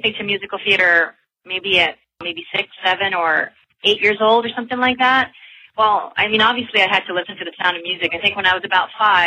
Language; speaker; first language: English; non-native, local second language; Filipino